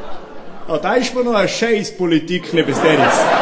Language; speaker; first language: German; native; German